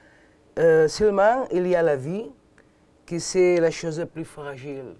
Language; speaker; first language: French; non-native, learner; Catalan